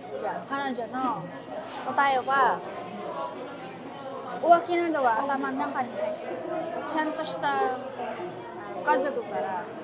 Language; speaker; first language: Japanese; non-native, fluent; Filipino